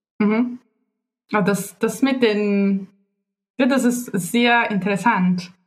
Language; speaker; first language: German; non-native, fluent; Italian